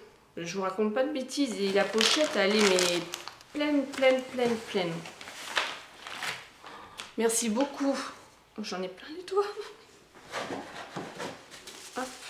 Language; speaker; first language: French; native; French